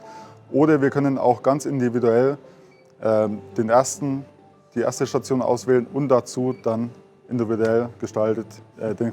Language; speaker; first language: German; native; German